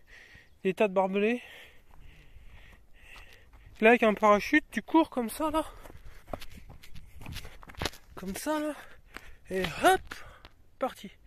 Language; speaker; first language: French; native; French